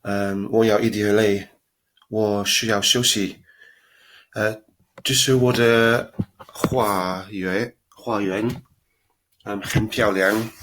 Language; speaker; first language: Chinese; non-native, learner; English